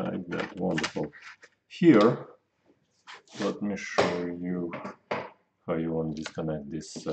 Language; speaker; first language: English; non-native, fluent; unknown